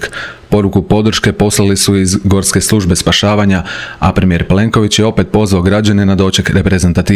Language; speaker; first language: Croatian; native; Croatian